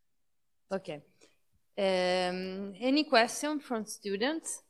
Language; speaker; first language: English; non-native, fluent; Italian